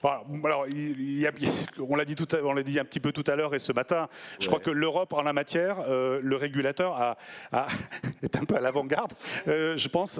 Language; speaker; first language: French; native; French